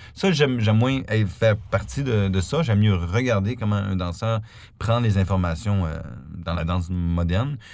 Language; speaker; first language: French; native; French